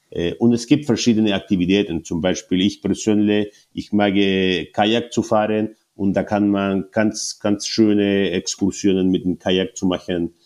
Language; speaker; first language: German; non-native, learner; Spanish